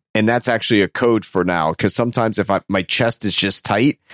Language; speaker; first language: English; native; English